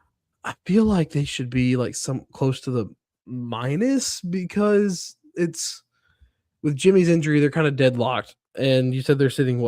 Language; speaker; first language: English; native; English